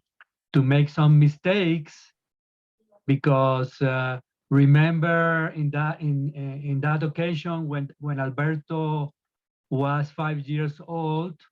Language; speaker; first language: English; non-native, learner; Spanish